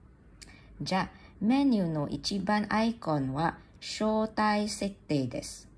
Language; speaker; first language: Japanese; non-native, learner; English